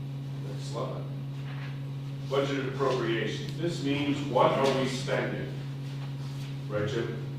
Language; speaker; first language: English; native; English